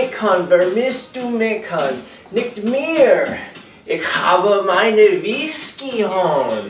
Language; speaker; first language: German; non-native, learner; English